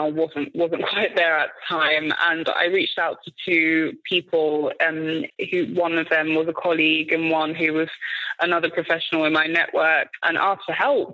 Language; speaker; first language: English; native; English